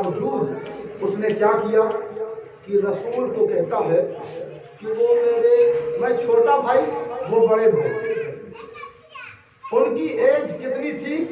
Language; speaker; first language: Urdu; native; Urdu